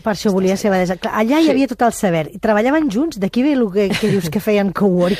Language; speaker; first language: Catalan; native; Catalan